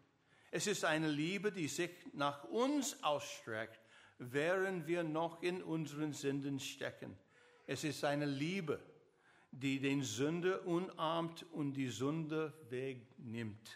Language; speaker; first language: German; non-native, learner; English